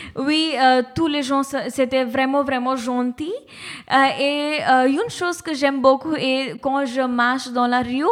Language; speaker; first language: French; non-native, learner; Hindi